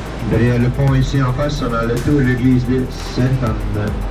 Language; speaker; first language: French; non-native, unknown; Dutch